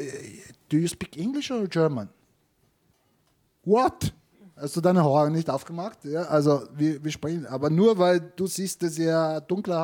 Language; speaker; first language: German; non-native, fluent; Italian